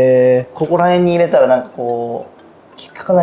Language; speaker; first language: Japanese; native; Japanese